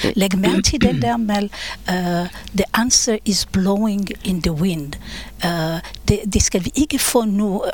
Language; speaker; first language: Danish; non-native, fluent; Hebrew